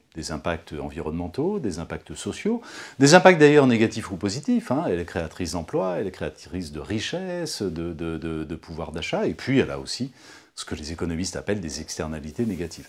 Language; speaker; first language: French; native; French